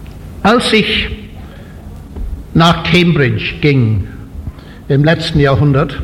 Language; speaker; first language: German; non-native, fluent; English